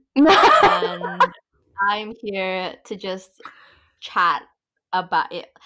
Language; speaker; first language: English; non-native, fluent; Indonesian